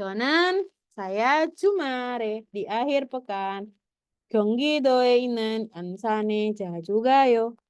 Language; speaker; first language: Korean; non-native, fluent; Indonesian